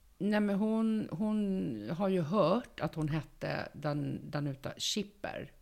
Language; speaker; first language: Swedish; native; Swedish